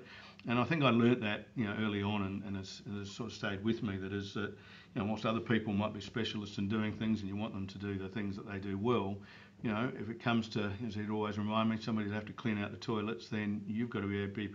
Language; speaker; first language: English; native; English